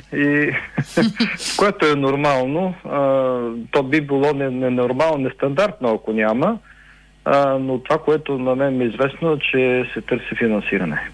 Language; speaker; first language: Bulgarian; native; Bulgarian